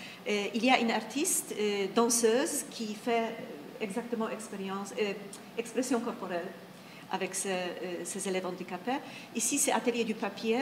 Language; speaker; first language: French; non-native, fluent; Polish